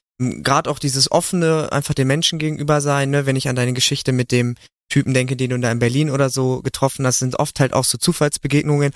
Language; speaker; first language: German; native; German